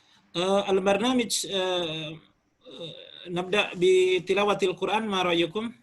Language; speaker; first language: Arabic; non-native, fluent; Indonesian